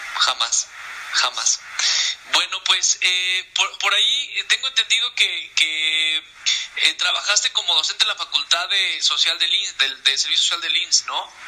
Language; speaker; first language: Spanish; native; Spanish